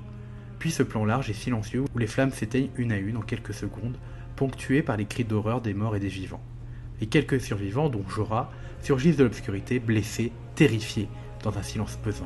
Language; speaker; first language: French; native; French